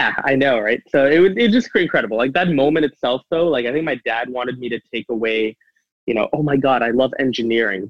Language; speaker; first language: English; native; English